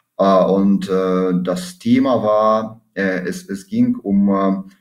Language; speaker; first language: German; non-native, fluent; Russian